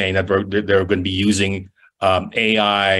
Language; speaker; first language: English; non-native, local second language; Filipino